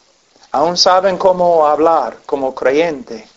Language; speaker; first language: Spanish; non-native, fluent; English